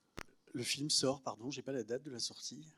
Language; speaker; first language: French; native; French